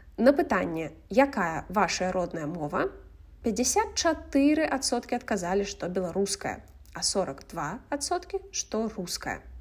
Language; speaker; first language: Belarusian; non-native, local second language; Russian